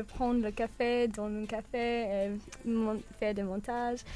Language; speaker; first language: French; non-native, learner; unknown